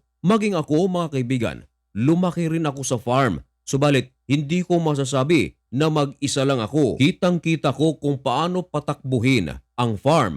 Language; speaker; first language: Filipino; native; Filipino